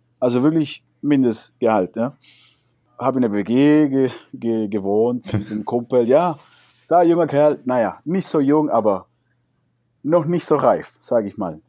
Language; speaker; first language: German; non-native, fluent; Spanish